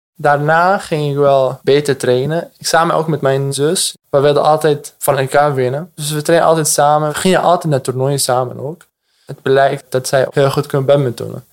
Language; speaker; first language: Dutch; non-native, fluent; Arabic